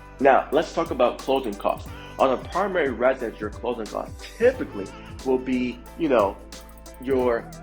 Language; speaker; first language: English; native; English